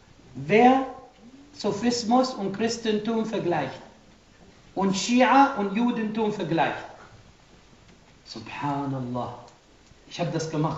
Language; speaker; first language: German; non-native, fluent; Arabic